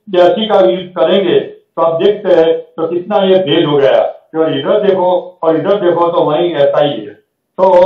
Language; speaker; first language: Hindi; non-native, local second language; Gujarati